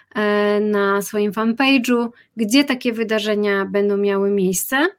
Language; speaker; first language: Polish; native; Polish